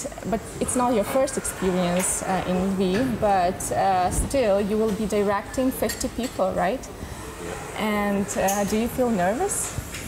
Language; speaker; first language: English; non-native, fluent; Ukrainian